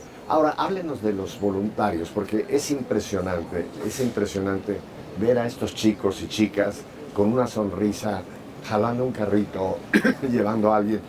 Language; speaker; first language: Spanish; native; Spanish